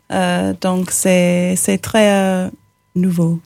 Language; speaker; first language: French; non-native, learner; English